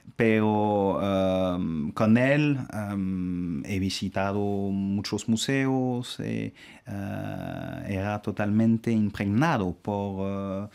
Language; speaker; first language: Spanish; non-native, fluent; French